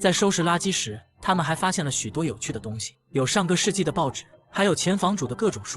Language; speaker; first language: Chinese; native; Chinese